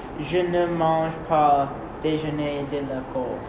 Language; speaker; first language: French; non-native, learner; English